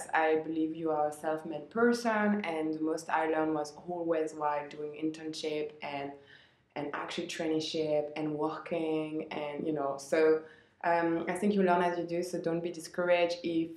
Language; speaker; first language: English; non-native, fluent; French